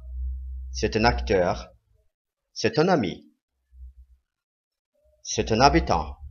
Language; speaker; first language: French; non-native, fluent; Portuguese